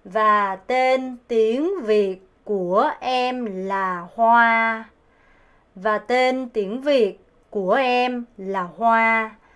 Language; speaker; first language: Vietnamese; non-native, fluent; Korean